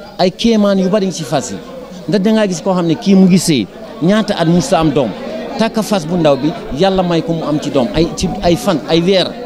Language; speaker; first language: Wolof; non-native, local second language; Fula